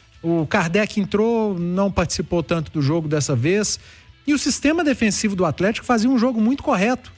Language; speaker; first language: Portuguese; native; Portuguese